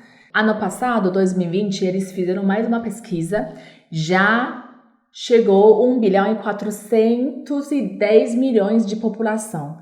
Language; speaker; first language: Portuguese; non-native, learner; Chinese